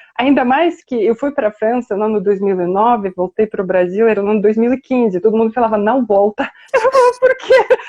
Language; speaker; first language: Portuguese; non-native, fluent; Russian